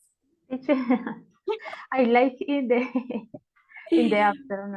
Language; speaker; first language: English; non-native, learner; Spanish